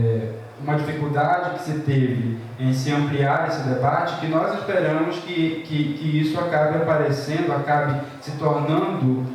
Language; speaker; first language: Portuguese; native; Portuguese